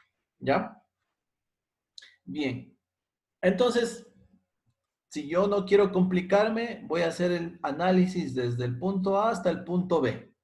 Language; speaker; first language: Spanish; native; Spanish